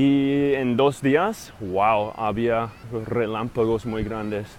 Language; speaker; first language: Spanish; non-native, fluent; English